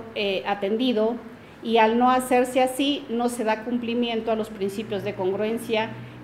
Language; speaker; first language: Spanish; native; Spanish